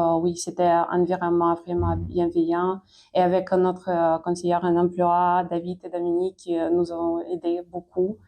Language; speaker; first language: French; non-native, fluent; Ukrainian